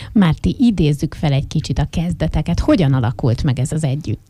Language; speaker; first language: Hungarian; native; Hungarian